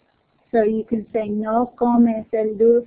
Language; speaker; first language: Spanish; non-native, fluent; English